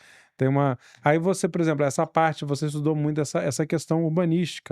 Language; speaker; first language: Portuguese; native; Portuguese